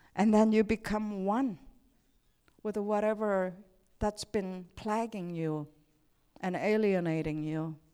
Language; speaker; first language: English; non-native, fluent; Korean